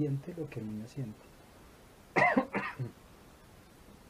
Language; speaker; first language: Spanish; native; Spanish